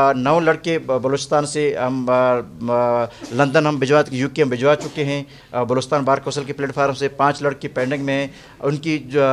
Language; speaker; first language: Urdu; non-native, local second language; Baluchi